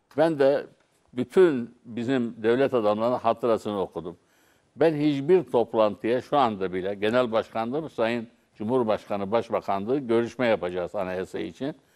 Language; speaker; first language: Turkish; non-native, local second language; Arabic